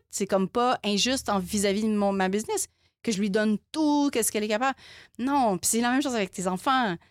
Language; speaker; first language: French; native; French